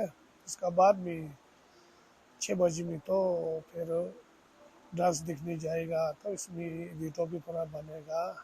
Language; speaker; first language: Hindi; non-native, local second language; Tibetan